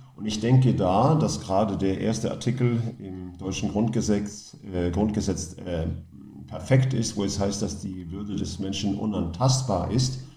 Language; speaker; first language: German; non-native, fluent; Norwegian